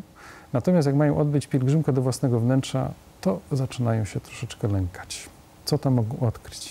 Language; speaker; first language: Polish; native; Polish